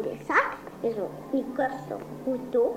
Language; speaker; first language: French; early bilingual, heritage; Spanish